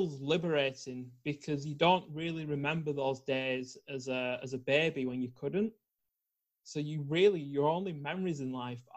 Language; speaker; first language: English; native; English